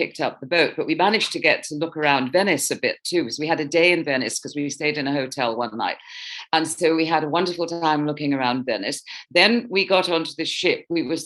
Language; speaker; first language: English; native; English